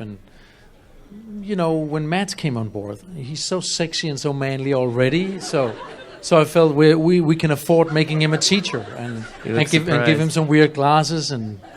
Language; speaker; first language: English; non-native, fluent; Danish